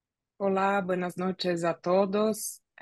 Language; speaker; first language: Spanish; non-native, learner; Portuguese